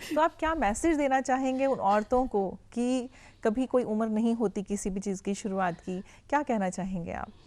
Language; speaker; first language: Hindi; native; Hindi